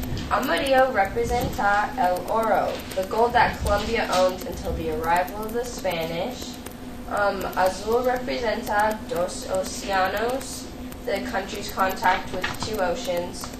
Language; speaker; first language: English; native; English